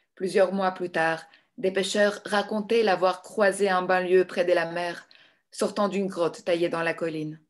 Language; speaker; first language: French; non-native, fluent; Greek